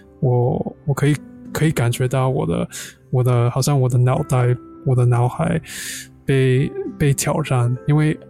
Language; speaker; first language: Chinese; non-native, fluent; English